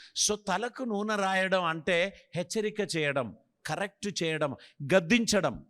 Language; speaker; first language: Telugu; non-native, fluent; Malayalam